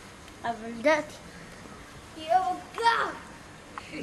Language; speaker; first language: Hebrew; early bilingual, heritage; Hebrew